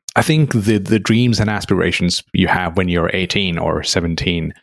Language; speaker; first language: English; non-native, local second language; Nepali